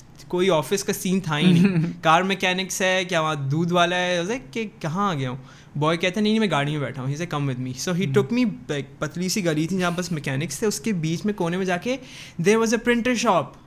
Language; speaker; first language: Urdu; early bilingual, heritage; Urdu